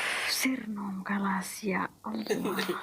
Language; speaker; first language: Arabic; non-native, learner; Oromo